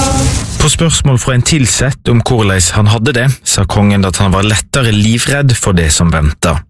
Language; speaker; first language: Norwegian; native; Norwegian